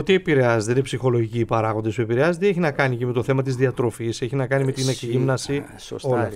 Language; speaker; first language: Greek; native; Greek